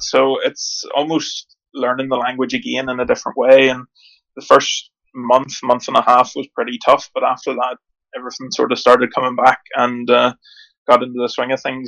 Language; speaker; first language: English; native; English